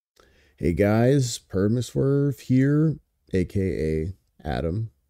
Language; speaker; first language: English; native; English